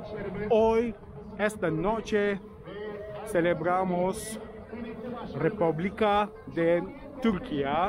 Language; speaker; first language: Spanish; non-native, learner; Turkish